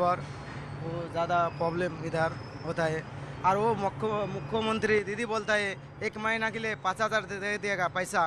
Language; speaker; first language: Hindi; non-native, local second language; Bangla